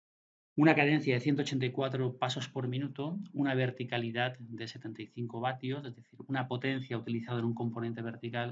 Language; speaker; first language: Spanish; native; Spanish